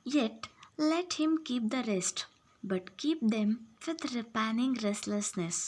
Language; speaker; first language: English; non-native, local second language; Marathi